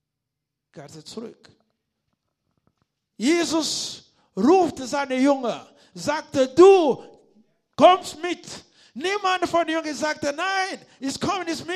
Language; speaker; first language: German; non-native, learner; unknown